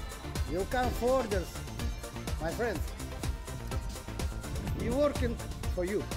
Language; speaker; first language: English; non-native, learner; Italian